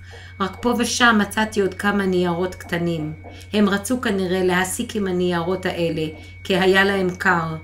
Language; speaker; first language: Hebrew; non-native, fluent; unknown